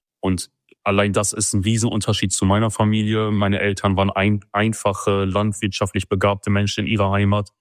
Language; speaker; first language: German; early bilingual, other home language; Kurdish